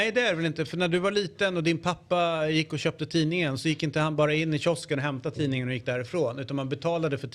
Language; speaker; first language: Swedish; native; Swedish